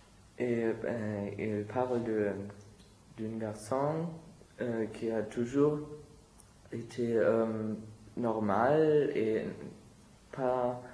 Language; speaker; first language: French; non-native, learner; German